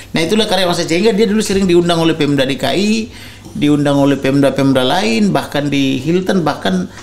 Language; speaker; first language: Indonesian; non-native, local second language; Batak Toba